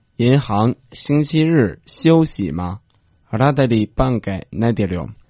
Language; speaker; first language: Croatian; non-native, fluent; Chinese